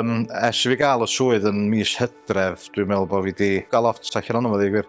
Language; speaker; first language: Welsh; native; Welsh